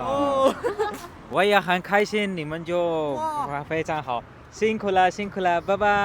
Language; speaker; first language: Chinese; non-native, learner; Hindi